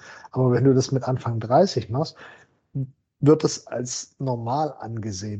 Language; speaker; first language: German; native; German